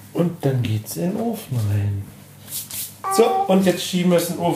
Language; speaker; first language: German; native; German